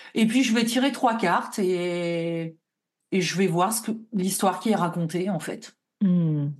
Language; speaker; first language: French; native; French